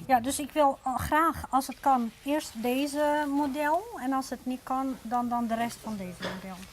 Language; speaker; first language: Dutch; non-native, fluent; Arabic